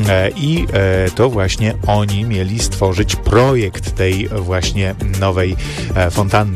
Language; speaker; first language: Polish; native; Polish